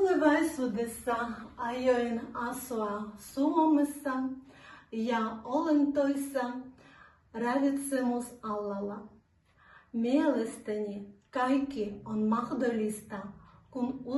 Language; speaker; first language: Finnish; non-native, learner; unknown